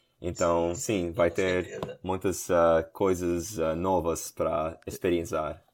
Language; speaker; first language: Portuguese; non-native, learner; English